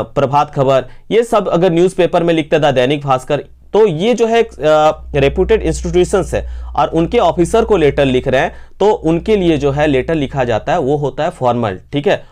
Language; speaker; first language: Hindi; native; Hindi